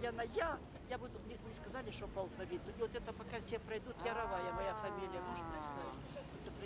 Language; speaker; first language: Russian; native; Russian